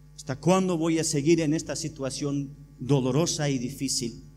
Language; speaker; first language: Spanish; non-native, fluent; English